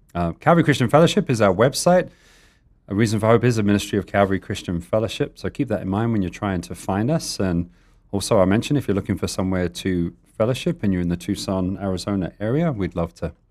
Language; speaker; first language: English; native; English